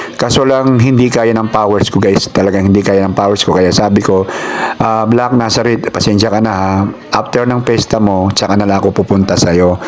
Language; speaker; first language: Filipino; non-native, local second language; Cebuano